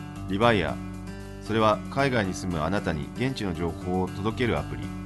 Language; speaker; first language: Japanese; native; Japanese